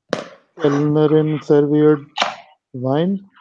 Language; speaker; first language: German; non-native, learner; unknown